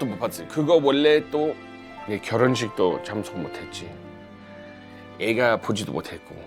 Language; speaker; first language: Korean; non-native, fluent; English